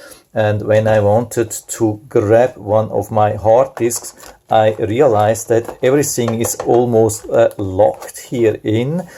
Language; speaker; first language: English; non-native, fluent; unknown